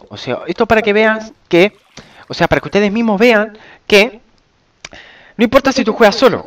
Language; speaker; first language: Spanish; native; Spanish